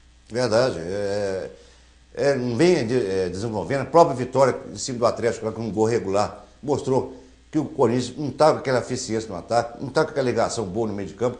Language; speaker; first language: Portuguese; native; Portuguese